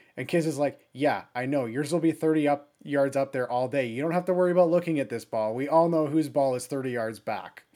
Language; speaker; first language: English; early bilingual, other home language; German